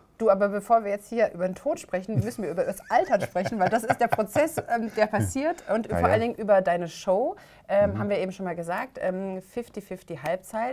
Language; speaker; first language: German; native; German